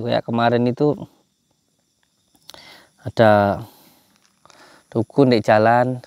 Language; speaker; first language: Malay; non-native, local second language; Javanese